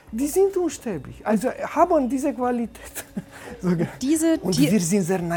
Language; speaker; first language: German; non-native, fluent; Romanian